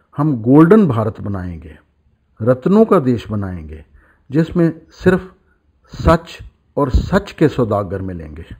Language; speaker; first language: Hindi; non-native, local second language; Punjabi